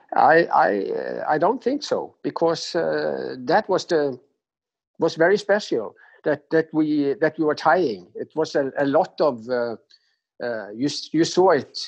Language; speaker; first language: English; non-native, fluent; Norwegian